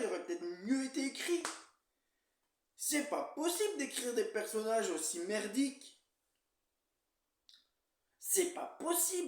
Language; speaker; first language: French; native; French